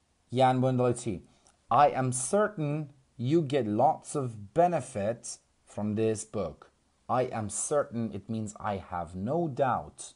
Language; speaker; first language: English; non-native, fluent; Central Kurdish